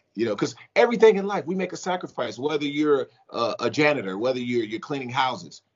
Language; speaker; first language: English; native; English